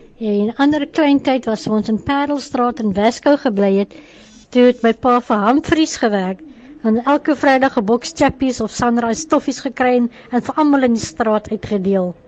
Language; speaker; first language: Afrikaans; native; Afrikaans